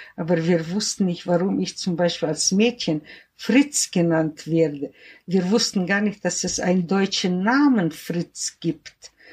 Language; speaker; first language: German; early bilingual, heritage; German